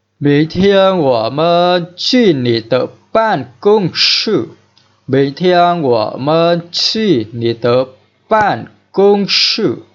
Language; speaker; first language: Chinese; non-native, fluent; Vietnamese